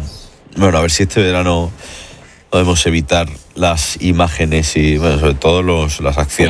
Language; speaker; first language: Spanish; native; Spanish